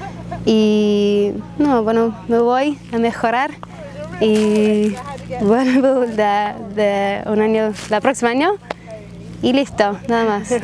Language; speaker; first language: Spanish; non-native, learner; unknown